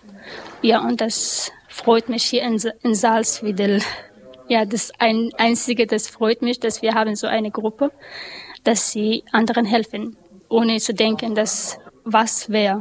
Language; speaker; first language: German; non-native, learner; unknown